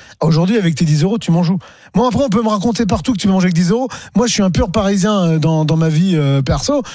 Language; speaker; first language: French; native; French